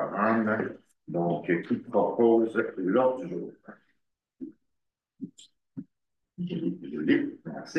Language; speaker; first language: French; native; French